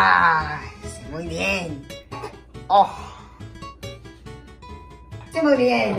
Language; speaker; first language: Spanish; non-native, learner; English